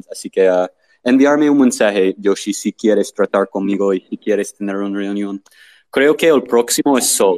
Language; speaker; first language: Spanish; non-native, learner; English